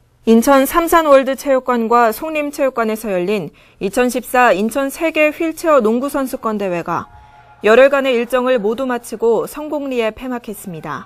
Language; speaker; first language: Korean; native; Korean